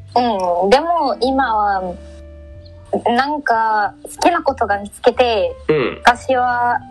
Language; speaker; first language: Japanese; non-native, learner; Arabic